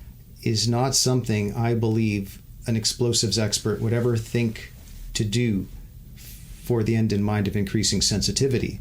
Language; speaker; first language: English; native; English